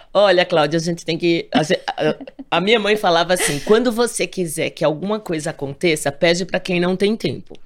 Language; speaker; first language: Portuguese; native; Portuguese